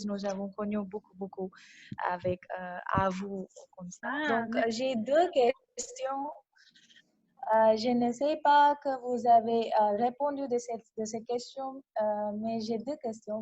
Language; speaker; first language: French; non-native, learner; Malayalam